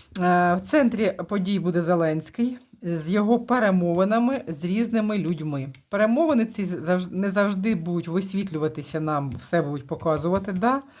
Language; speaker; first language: Ukrainian; non-native, local second language; Russian